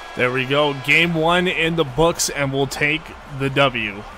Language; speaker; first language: English; native; English